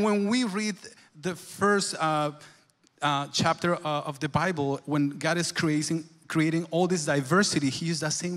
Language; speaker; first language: English; non-native, fluent; Spanish